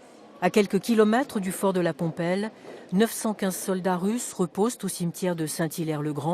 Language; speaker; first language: French; native; French